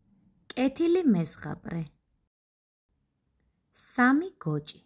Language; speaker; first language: Georgian; native; Georgian